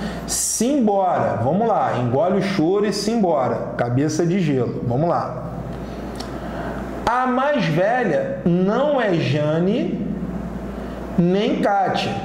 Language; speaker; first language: Portuguese; native; Portuguese